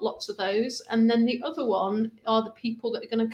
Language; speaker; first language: English; native; English